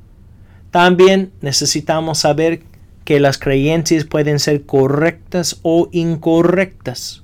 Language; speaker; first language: Spanish; non-native, fluent; English